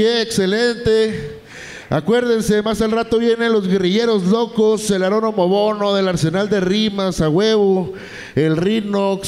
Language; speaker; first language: Spanish; native; Spanish